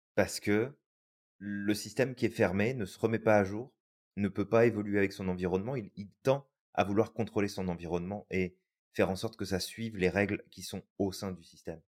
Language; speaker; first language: French; native; French